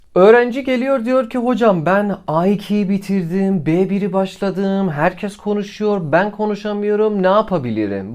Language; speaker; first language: Turkish; non-native, fluent; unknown